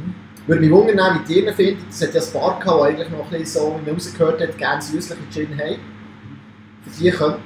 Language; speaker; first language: German; native; German